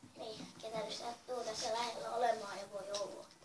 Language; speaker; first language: Finnish; native; Finnish